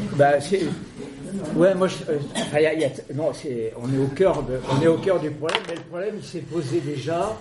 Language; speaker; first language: French; native; French